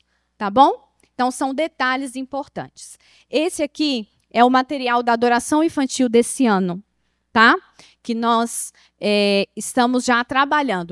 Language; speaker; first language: Portuguese; native; Portuguese